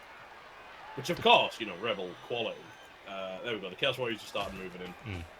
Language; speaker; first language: English; native; English